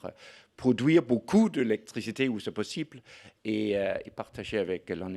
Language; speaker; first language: French; non-native, fluent; Danish